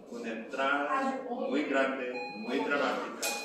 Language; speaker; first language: Spanish; non-native, learner; English